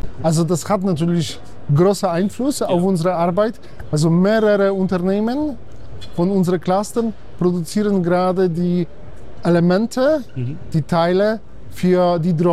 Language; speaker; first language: German; non-native, fluent; Polish